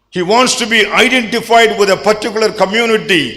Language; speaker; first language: English; non-native, local second language; Tamil